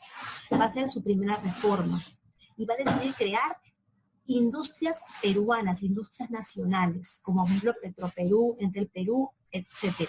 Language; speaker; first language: Spanish; native; Spanish